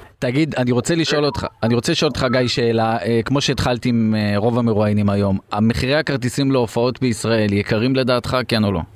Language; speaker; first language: Hebrew; native; Hebrew